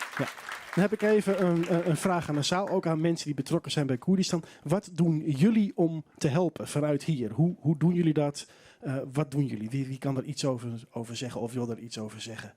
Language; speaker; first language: Dutch; non-native, local second language; Western Frisian